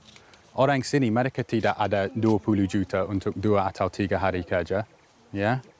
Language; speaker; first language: Indonesian; non-native, learner; English